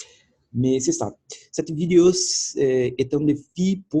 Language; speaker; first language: French; non-native, learner; Portuguese